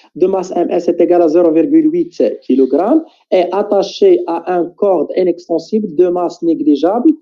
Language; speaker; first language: French; non-native, local second language; Arabic